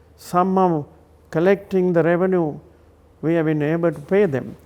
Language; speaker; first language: English; non-native, local second language; Sinhala